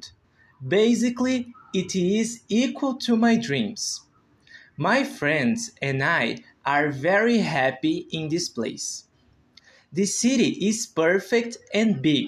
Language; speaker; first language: English; non-native, learner; Portuguese